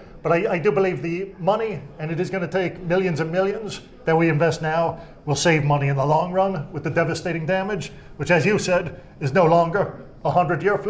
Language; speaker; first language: English; native; English